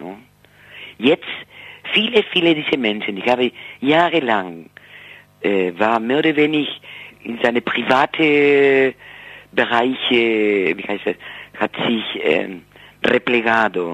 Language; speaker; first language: German; non-native, fluent; Spanish